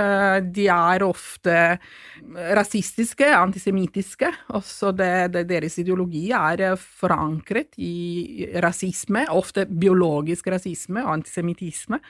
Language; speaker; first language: Norwegian; non-native, fluent; Italian